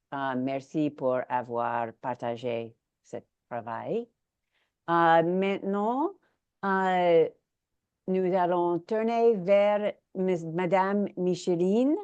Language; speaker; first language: French; non-native, learner; English